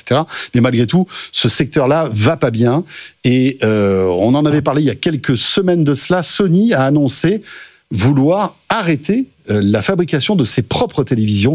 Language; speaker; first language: French; native; French